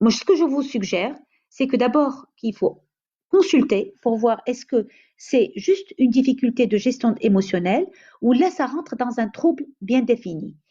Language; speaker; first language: French; non-native, local second language; Arabic